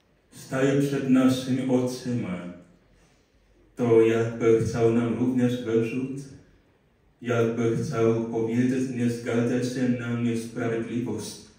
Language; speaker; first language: Polish; non-native, fluent; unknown